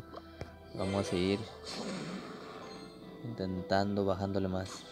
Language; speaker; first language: Spanish; native; Spanish